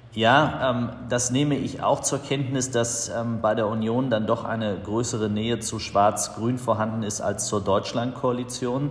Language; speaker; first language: German; native; German